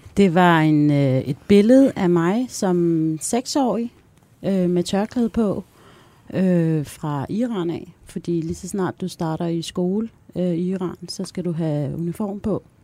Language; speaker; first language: Danish; early bilingual, other home language; Persian